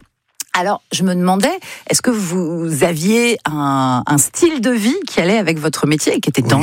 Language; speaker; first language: French; native; French